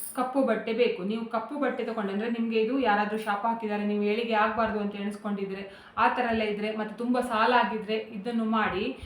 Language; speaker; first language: Kannada; non-native, local second language; Konkani